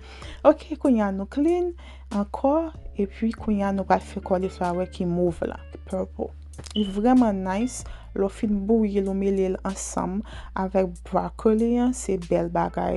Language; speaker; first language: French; non-native, local second language; Haitian Creole